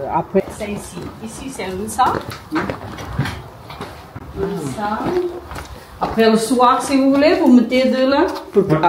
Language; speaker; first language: French; non-native, learner; Portuguese